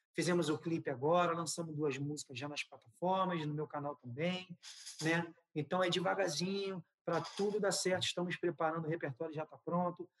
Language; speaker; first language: Portuguese; native; Portuguese